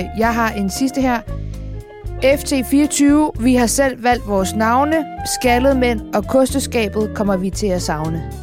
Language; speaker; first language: Danish; native; Danish